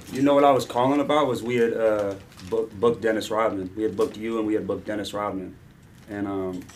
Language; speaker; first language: English; native; English